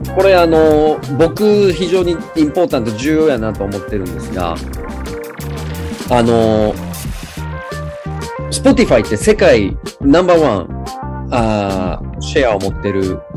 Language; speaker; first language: Japanese; native; Japanese